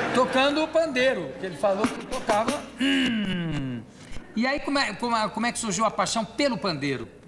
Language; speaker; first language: Portuguese; native; Portuguese